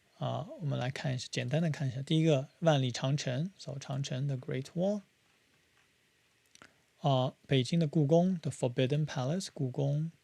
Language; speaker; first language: Chinese; non-native, fluent; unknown